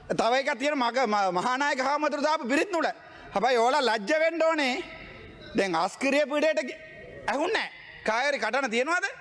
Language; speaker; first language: Sinhala; non-native, local second language; Tamil